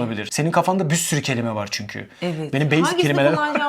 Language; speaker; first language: Turkish; non-native, fluent; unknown